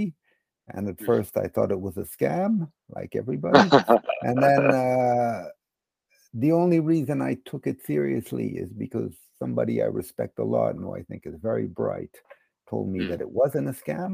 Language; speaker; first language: English; native; English